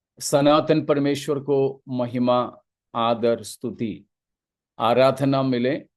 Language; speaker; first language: Hindi; non-native, local second language; Malayalam